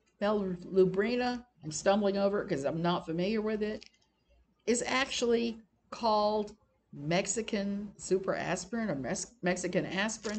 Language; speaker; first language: English; native; English